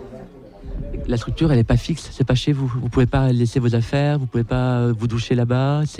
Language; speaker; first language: French; native; French